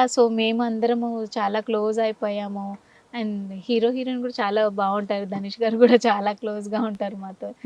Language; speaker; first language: Telugu; native; Telugu